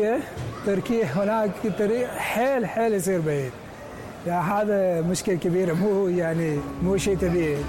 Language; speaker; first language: Arabic; non-native, learner; Persian